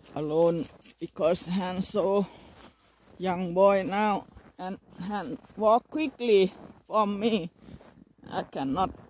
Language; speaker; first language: English; non-native, learner; Thai